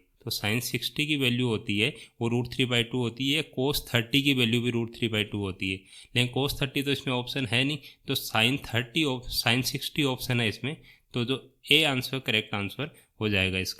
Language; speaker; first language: Hindi; native; Hindi